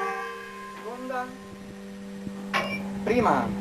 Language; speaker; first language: Italian; native; Italian